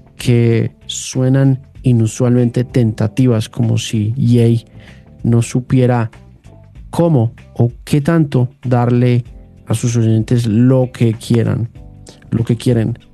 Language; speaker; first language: Spanish; native; Spanish